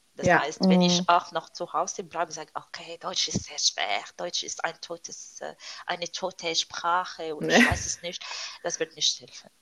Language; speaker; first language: German; non-native, fluent; Arabic